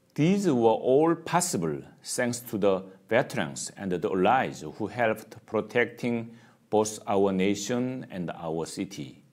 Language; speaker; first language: English; non-native, fluent; Korean